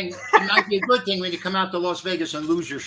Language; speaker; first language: English; native; English